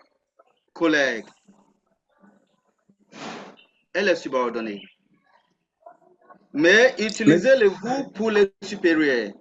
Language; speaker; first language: French; non-native, fluent; Akan